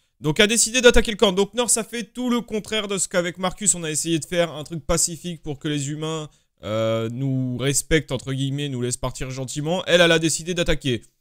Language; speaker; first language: French; native; French